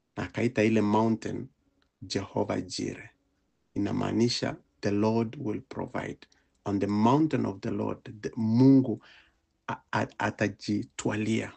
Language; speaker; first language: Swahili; native; Swahili